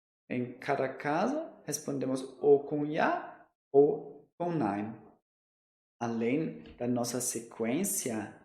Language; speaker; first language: Portuguese; non-native, fluent; German